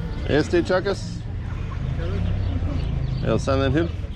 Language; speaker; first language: Spanish; early bilingual, heritage; English